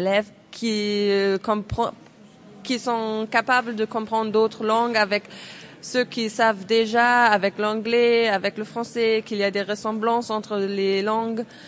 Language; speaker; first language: French; non-native, fluent; German